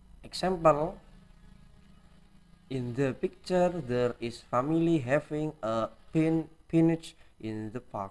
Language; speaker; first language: English; non-native, learner; Indonesian